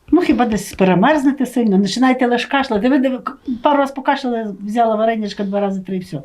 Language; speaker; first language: Ukrainian; native; Ukrainian